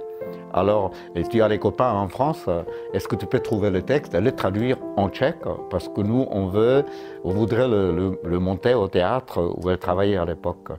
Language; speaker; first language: French; non-native, fluent; Czech